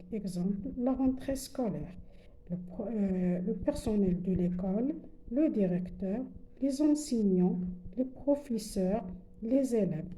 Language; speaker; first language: French; non-native, local second language; Arabic